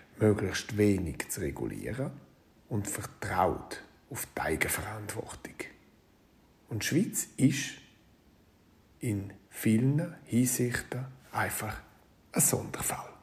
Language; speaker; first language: German; non-native, local second language; Romansh